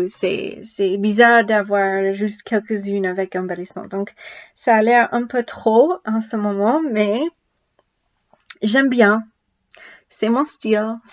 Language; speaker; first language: French; non-native, learner; English